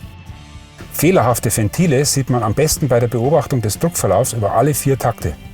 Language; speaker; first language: German; native; German